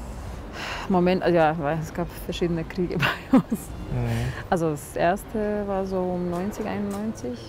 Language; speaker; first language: German; non-native, fluent; Serbian